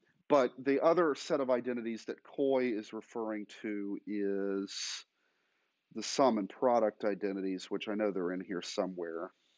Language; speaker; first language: English; native; English